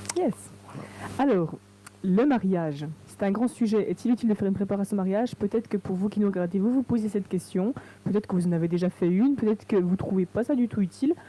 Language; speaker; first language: French; native; French